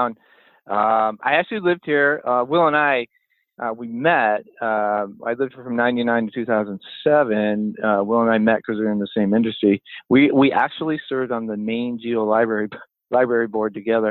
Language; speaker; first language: English; native; English